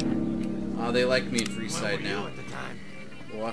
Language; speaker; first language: English; native; English